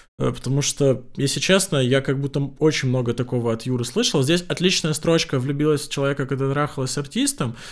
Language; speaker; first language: Russian; native; Russian